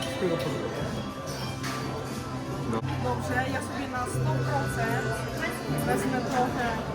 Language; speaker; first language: Polish; native; Polish